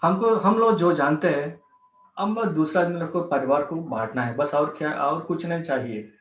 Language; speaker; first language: Hindi; non-native, local second language; Telugu